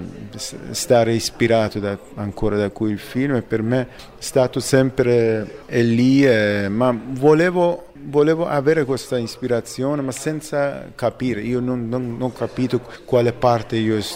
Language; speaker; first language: Italian; non-native, fluent; Persian